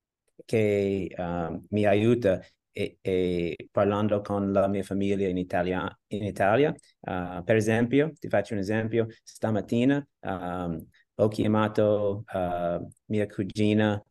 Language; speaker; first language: Italian; non-native, learner; English